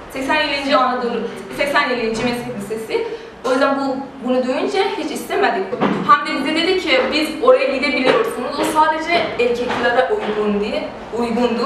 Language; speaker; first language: Turkish; early bilingual, other home language; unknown